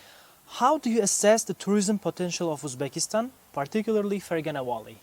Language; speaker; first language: English; non-native, fluent; Uzbek